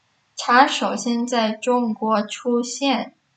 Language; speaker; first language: Chinese; non-native, fluent; Indonesian